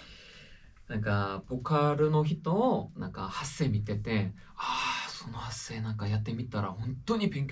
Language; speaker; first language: Japanese; non-native, fluent; Korean